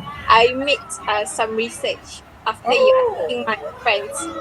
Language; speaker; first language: English; non-native, local second language; Malay